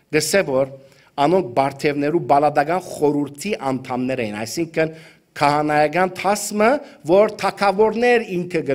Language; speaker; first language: Armenian; early bilingual, heritage; Armenian